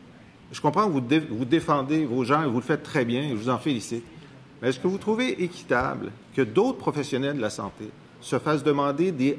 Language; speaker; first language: French; native; French